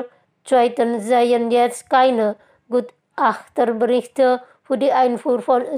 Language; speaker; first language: German; non-native, fluent; Indonesian